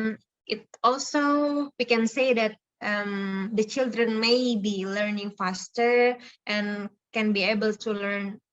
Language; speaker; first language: English; non-native, fluent; Indonesian